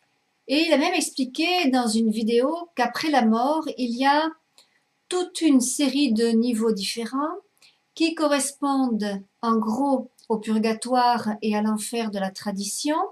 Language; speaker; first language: French; native; French